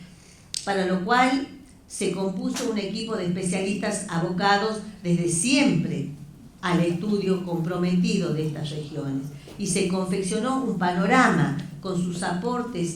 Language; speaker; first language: Spanish; native; Spanish